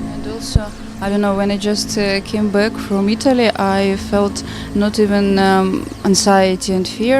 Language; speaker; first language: English; non-native, fluent; Ukrainian